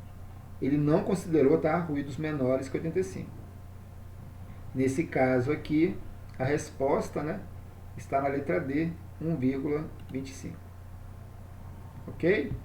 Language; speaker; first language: Portuguese; native; Portuguese